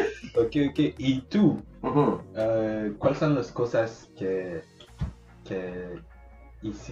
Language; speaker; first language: Spanish; non-native, learner; English